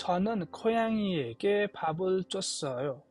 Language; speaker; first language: Korean; non-native, fluent; Nepali